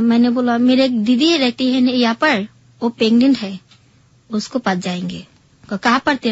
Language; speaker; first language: Hindi; non-native, learner; Bangla